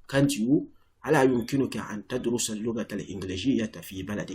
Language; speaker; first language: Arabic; non-native, fluent; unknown